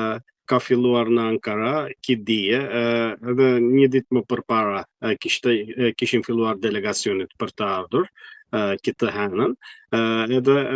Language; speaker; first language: Albanian; non-native, fluent; Turkish